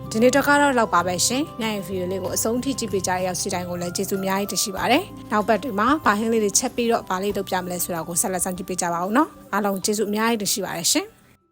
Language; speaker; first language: Burmese; native; Burmese